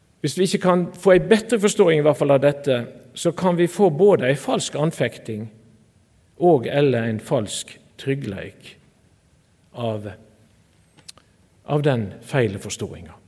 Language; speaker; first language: Norwegian; native; Norwegian